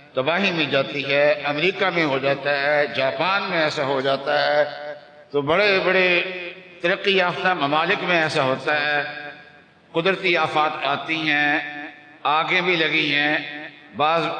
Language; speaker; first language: Urdu; native; Urdu